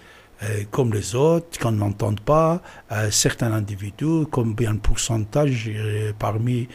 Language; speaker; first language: French; non-native, fluent; Persian